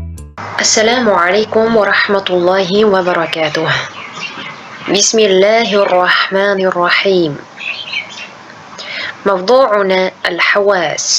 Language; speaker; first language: Arabic; non-native, fluent; Uzbek